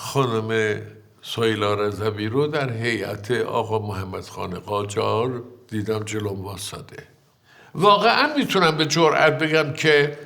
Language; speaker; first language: Persian; native; Persian